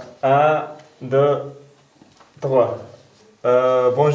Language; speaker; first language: French; non-native, local second language; Arabic